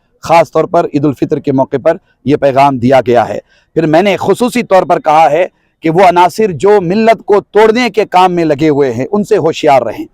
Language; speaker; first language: Urdu; native; Urdu